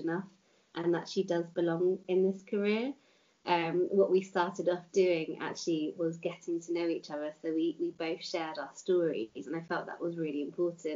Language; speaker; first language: English; native; English